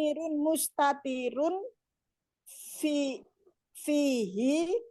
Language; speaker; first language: Arabic; non-native, learner; Indonesian